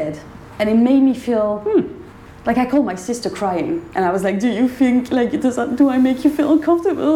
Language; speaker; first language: English; non-native, fluent; French